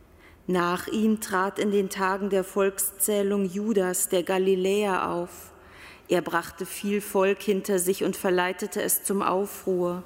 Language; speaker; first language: German; native; German